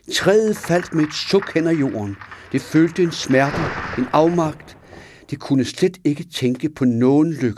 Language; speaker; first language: Danish; native; Danish